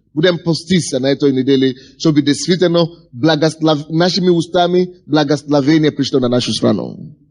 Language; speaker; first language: Russian; non-native, fluent; Yoruba